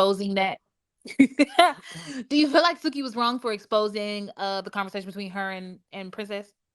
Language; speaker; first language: English; native; English